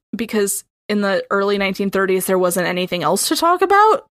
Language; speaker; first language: English; native; English